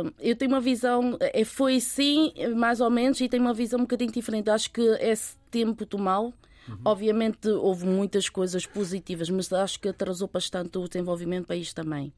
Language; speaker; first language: Portuguese; early bilingual, other home language; Chinese